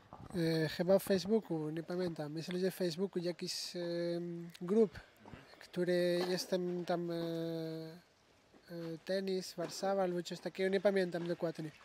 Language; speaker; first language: Polish; non-native, learner; Spanish